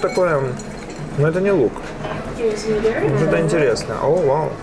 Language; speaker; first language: Russian; native; Russian